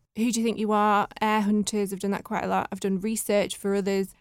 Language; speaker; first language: English; native; English